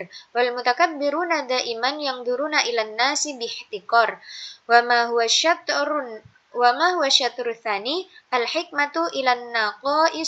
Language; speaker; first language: Arabic; non-native, learner; Indonesian